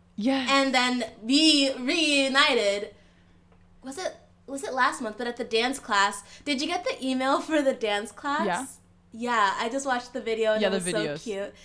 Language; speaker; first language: English; early bilingual, other home language; Yoruba